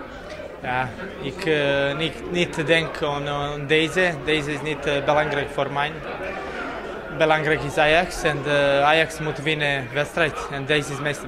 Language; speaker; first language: Dutch; non-native, learner; Serbian